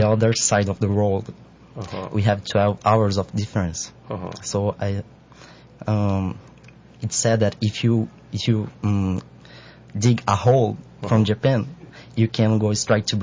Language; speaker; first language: English; non-native, fluent; Portuguese